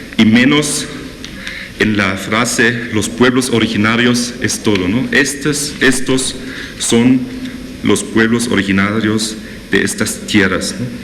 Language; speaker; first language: Spanish; non-native, fluent; German